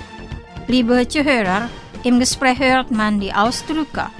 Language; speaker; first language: German; non-native, fluent; Indonesian